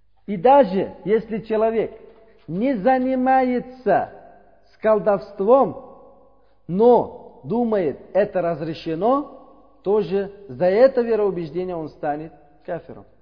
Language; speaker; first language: Russian; non-native, learner; Uzbek